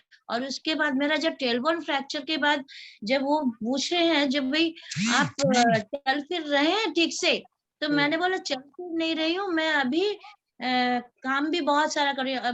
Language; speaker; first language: Hindi; non-native, local second language; Bangla